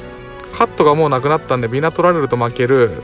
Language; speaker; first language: Japanese; native; Japanese